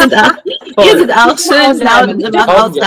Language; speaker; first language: German; native; German